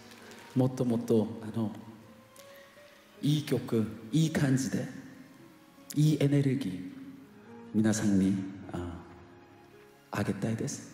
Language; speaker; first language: Japanese; non-native, learner; Korean